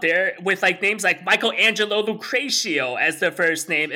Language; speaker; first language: English; early bilingual, other home language; Chinese